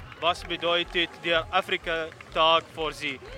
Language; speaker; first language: German; non-native, learner; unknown